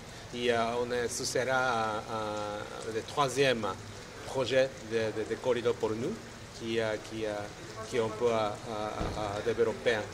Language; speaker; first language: French; non-native, learner; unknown